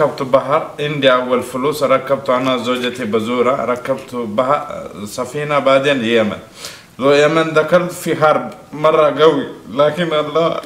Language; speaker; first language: Arabic; non-native, learner; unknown